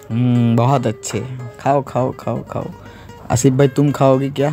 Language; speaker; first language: Hindi; non-native, learner; Bangla